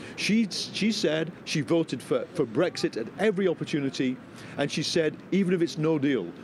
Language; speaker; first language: English; native; English